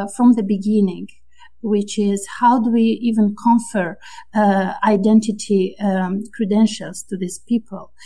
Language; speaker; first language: English; non-native, fluent; Romanian